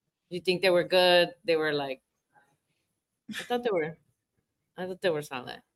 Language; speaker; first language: English; early bilingual, other home language; Spanish